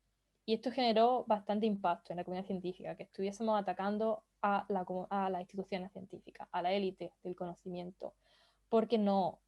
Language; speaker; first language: Spanish; native; Spanish